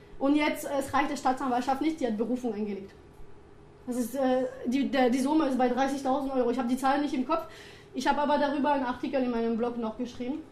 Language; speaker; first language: German; non-native, fluent; French